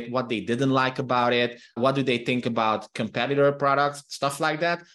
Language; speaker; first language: English; non-native, fluent; Hungarian